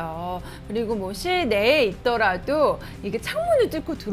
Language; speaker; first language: Korean; native; Korean